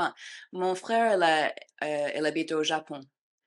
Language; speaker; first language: French; non-native, fluent; English